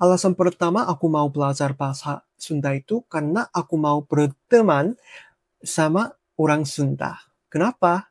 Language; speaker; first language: Indonesian; non-native, fluent; Korean